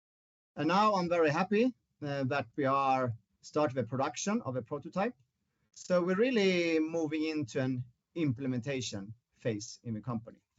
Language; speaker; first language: English; non-native, fluent; Swedish